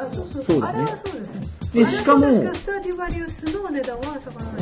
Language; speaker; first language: Japanese; non-native, fluent; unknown